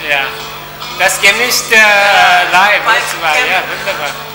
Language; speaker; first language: German; non-native, fluent; Korean